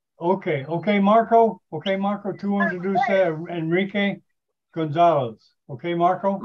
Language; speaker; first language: Spanish; non-native, learner; English